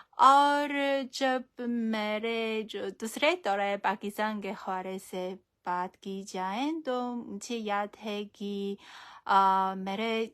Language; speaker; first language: Hindi; non-native, fluent; Chinese